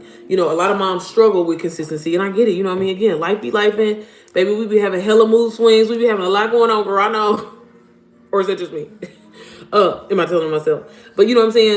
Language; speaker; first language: English; native; English